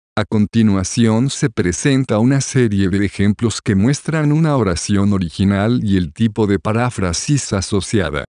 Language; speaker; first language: Spanish; native; Spanish